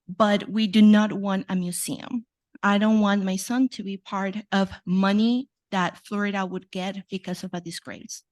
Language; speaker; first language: English; non-native, fluent; Spanish